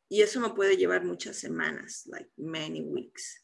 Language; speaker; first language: English; non-native, fluent; Spanish